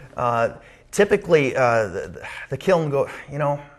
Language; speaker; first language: English; native; English